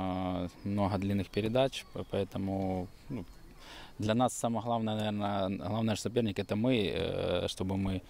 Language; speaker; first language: Russian; native; Russian